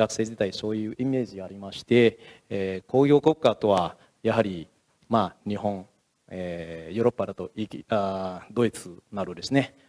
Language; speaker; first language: Japanese; non-native, fluent; Vietnamese